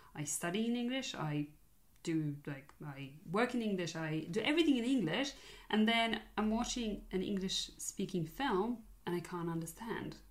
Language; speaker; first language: English; non-native, fluent; Polish